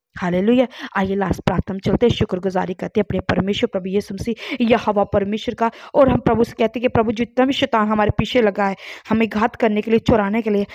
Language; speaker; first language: Hindi; non-native, local second language; Punjabi